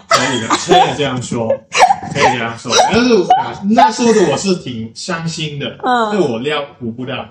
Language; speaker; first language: Chinese; non-native, local second language; Cantonese